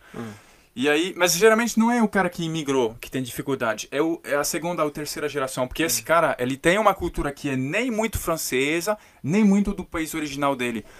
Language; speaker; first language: Portuguese; non-native, fluent; French